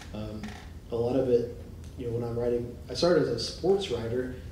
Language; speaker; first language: English; native; English